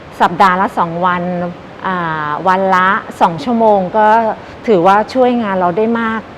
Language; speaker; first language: Thai; native; Thai